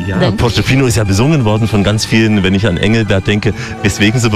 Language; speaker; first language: German; native; German